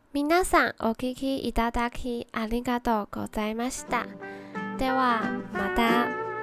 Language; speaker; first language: Japanese; non-native, learner; Chinese